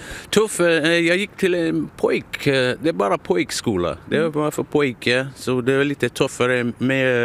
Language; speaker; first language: Swedish; non-native, fluent; English